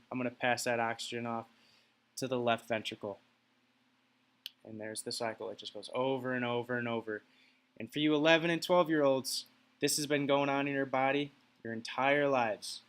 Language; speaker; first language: English; native; English